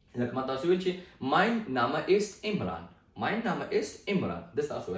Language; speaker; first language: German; non-native, fluent; Pashto